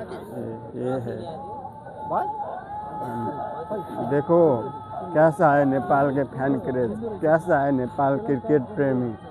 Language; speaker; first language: Hindi; non-native, learner; Nepali